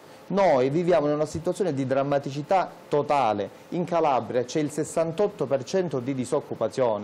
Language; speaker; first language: Italian; native; Italian